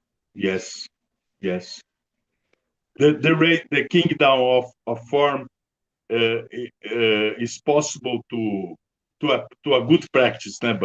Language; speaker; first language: English; non-native, learner; Portuguese